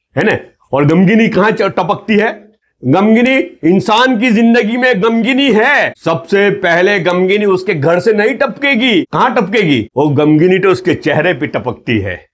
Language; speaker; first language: Hindi; non-native, local second language; Gujarati